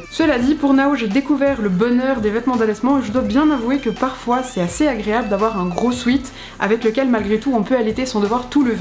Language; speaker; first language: French; native; French